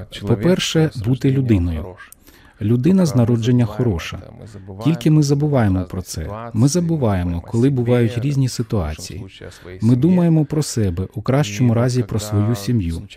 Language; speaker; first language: Ukrainian; non-native, fluent; Lithuanian